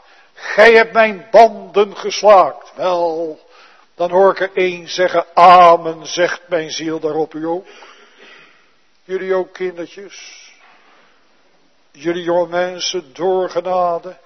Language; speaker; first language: Dutch; native; Dutch